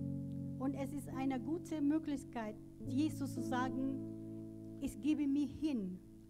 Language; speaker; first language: German; non-native, learner; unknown